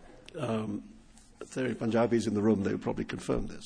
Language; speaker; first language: English; non-native, local second language; Urdu